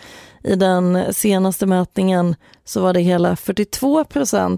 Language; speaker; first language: Swedish; native; Swedish